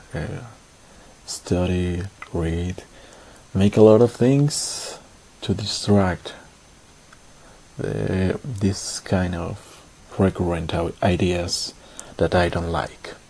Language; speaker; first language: English; non-native, learner; Spanish